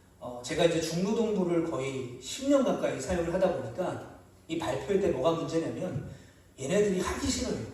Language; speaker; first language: Korean; native; Korean